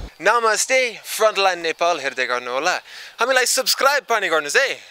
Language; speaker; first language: Nepali; non-native, learner; English